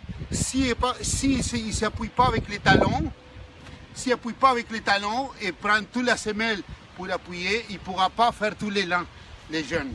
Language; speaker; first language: French; non-native, fluent; Spanish